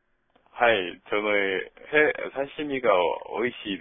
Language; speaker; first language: Japanese; non-native, learner; Korean